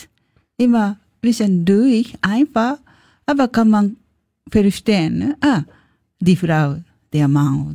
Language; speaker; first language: German; non-native, learner; Japanese